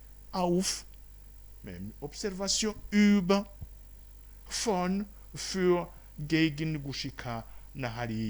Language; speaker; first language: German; non-native, fluent; Rundi